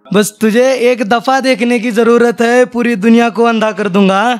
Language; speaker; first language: Hindi; non-native, local second language; Marathi